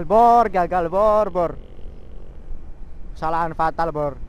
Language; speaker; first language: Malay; non-native, local second language; Javanese